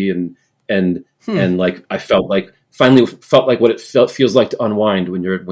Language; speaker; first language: English; native; English